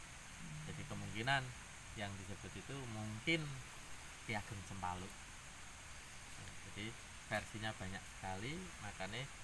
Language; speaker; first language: Indonesian; native; Indonesian